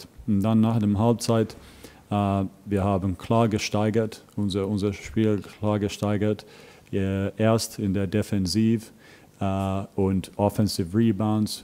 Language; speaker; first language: German; non-native, fluent; Finnish